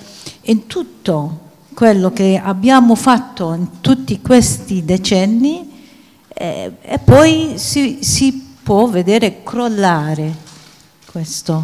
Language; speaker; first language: Italian; non-native, fluent; Maltese